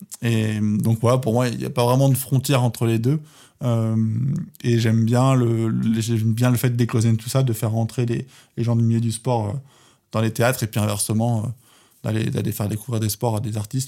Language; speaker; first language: French; native; French